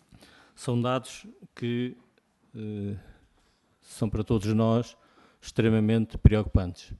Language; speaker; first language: Portuguese; native; Portuguese